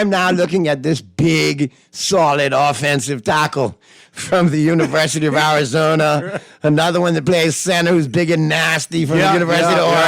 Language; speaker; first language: English; native; English